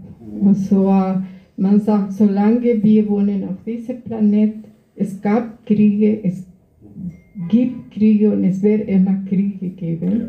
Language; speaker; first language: German; non-native, learner; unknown